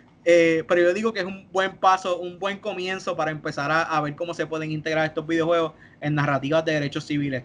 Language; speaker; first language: Spanish; native; Spanish